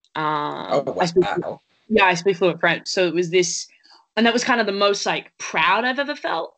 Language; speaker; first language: English; native; English